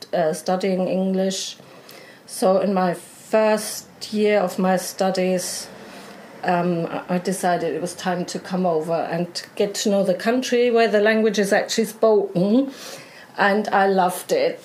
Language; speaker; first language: English; non-native, fluent; German